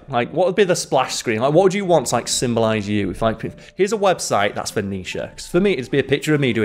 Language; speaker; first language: English; native; English